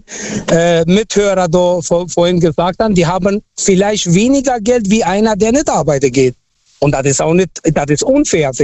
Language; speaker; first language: German; non-native, fluent; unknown